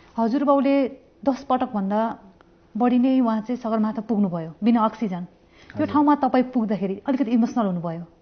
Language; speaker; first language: Nepali; native; Nepali